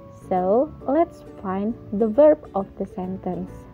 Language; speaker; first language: English; non-native, fluent; Indonesian